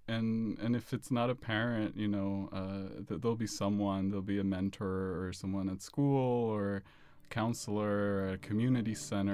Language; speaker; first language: English; non-native, fluent; Spanish